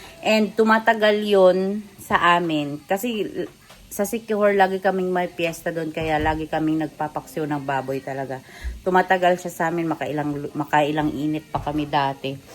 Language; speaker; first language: Filipino; non-native, local second language; Cebuano